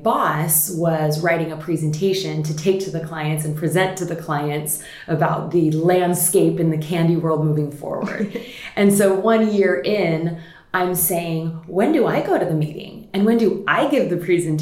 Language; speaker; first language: English; native; English